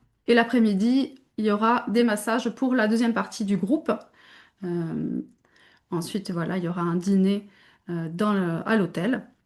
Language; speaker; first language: French; native; French